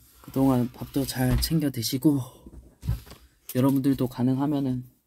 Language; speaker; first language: Korean; native; Korean